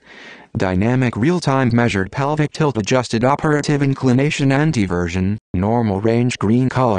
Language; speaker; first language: English; non-native, fluent; Greek